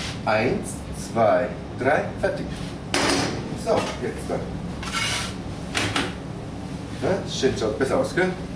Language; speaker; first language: German; non-native, fluent; Italian